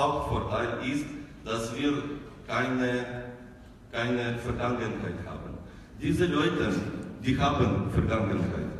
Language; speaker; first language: German; non-native, learner; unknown